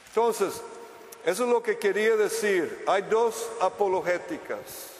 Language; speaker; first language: Spanish; non-native, fluent; English